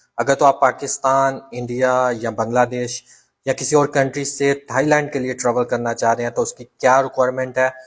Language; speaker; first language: Urdu; non-native, local second language; Punjabi